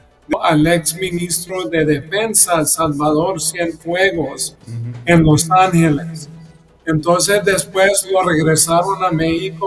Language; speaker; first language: Spanish; early bilingual, heritage; Spanish